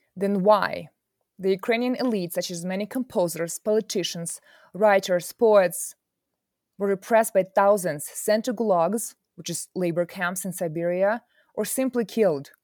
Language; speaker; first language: English; non-native, fluent; Ukrainian